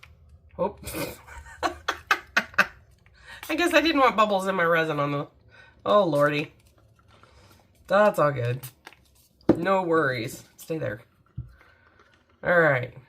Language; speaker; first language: English; native; English